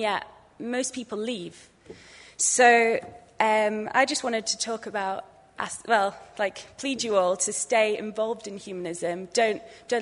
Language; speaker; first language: English; native; English